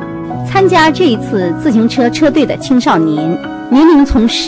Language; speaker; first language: Chinese; native; Chinese